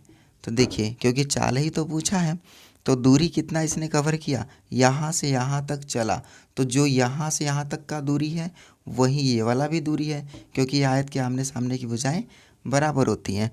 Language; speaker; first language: Hindi; native; Hindi